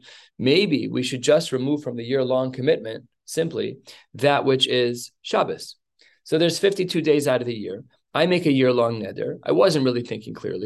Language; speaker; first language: English; native; English